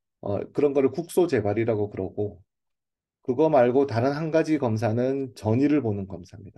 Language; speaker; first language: Korean; native; Korean